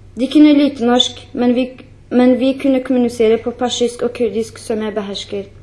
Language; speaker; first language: Norwegian; non-native, fluent; Kurdish